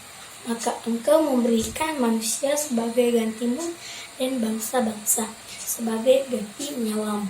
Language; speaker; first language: Indonesian; native; Indonesian